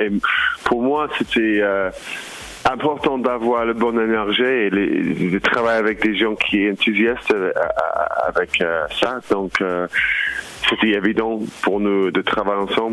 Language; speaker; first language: French; non-native, fluent; English